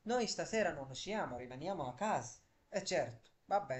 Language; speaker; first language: Italian; non-native, fluent; Bangla